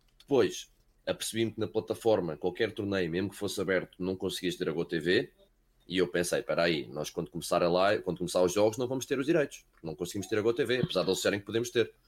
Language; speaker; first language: Portuguese; early bilingual, heritage; Portuguese